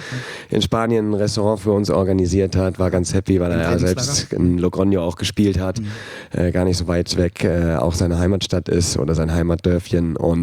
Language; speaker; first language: German; native; German